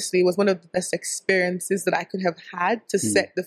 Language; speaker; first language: English; non-native, local second language; Yoruba